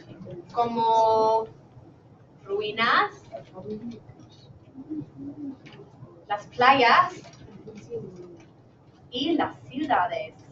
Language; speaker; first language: Spanish; non-native, fluent; English